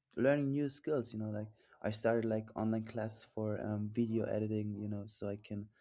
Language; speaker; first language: English; non-native, fluent; German